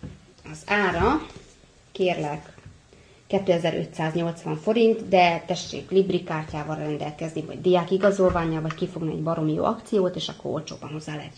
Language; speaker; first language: Hungarian; native; Hungarian